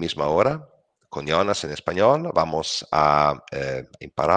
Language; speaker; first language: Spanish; non-native, learner; Italian